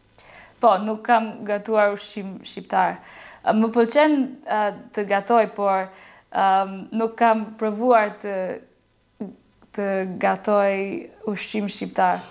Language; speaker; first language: Albanian; non-native, learner; English